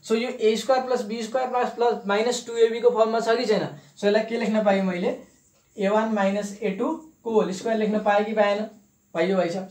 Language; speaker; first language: Nepali; native; Nepali